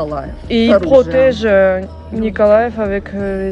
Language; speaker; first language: French; non-native, fluent; Russian